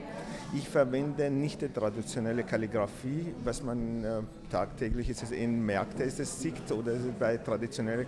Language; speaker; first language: German; non-native, fluent; Arabic